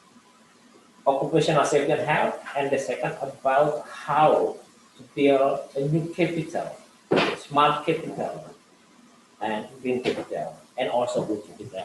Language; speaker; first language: English; non-native, learner; Indonesian